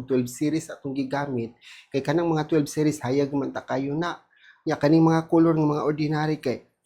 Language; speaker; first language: Cebuano; native; Cebuano